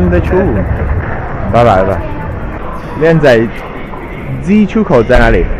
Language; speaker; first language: Chinese; non-native, learner; Italian